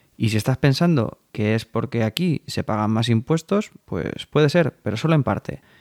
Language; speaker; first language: Spanish; native; Spanish